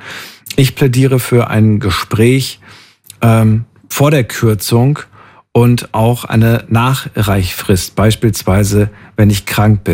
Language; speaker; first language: German; native; German